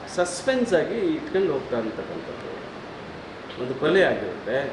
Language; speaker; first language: Kannada; native; Kannada